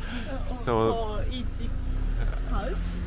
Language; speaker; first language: English; non-native, learner; Japanese